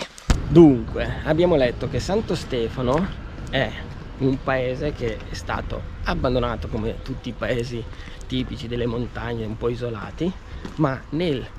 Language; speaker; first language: Italian; native; Italian